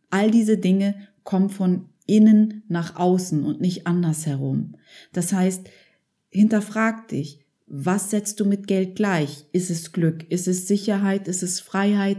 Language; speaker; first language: German; early bilingual, other home language; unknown